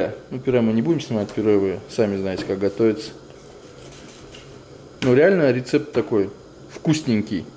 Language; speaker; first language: Russian; native; Russian